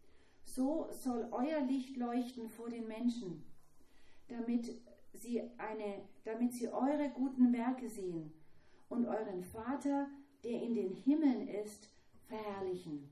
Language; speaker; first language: German; native; German